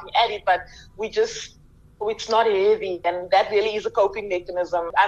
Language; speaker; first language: English; native; English